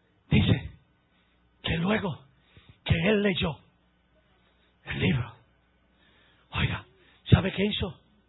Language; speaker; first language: Spanish; native; Spanish